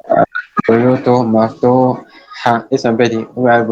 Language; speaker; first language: Arabic; non-native, learner; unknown